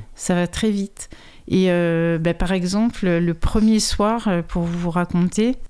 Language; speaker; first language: French; native; French